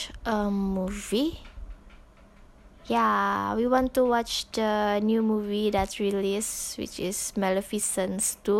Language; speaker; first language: English; non-native, local second language; Malay